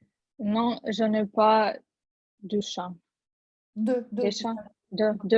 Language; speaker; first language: French; non-native, learner; Russian